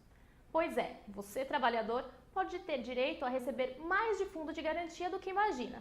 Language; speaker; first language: Portuguese; native; Portuguese